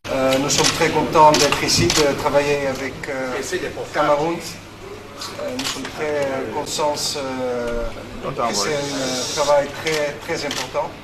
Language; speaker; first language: French; non-native, learner; Dutch